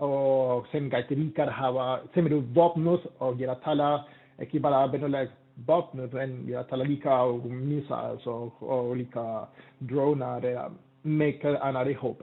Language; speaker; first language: Icelandic; non-native, learner; Spanish